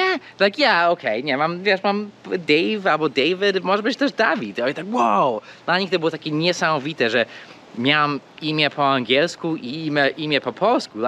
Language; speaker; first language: Polish; early bilingual, heritage; Polish